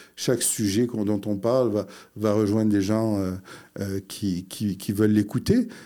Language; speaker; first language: French; early bilingual, other home language; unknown